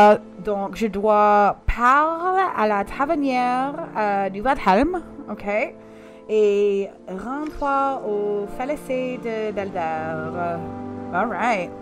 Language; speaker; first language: French; non-native, learner; English